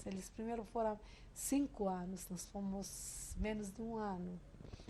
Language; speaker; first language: Portuguese; non-native, fluent; Hungarian